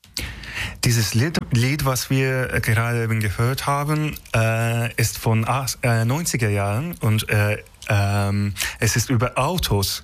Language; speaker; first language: German; non-native, learner; Turkish